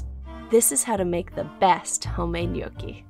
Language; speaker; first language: English; native; English